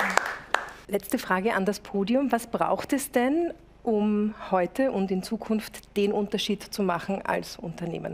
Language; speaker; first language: German; native; German